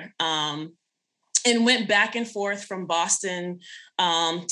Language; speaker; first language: English; native; English